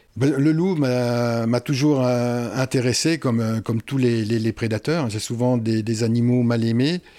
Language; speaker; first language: French; native; French